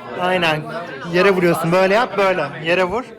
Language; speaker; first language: Turkish; native; Turkish